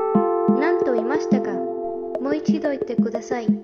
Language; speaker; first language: Japanese; non-native, learner; Spanish